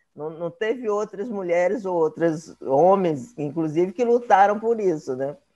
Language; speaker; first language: Portuguese; native; Portuguese